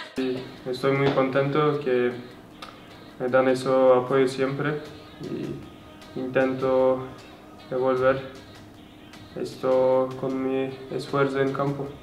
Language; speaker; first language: Spanish; non-native, fluent; Turkish